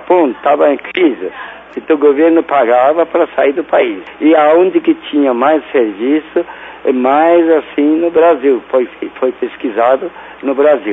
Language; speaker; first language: Portuguese; early bilingual, other home language; Japanese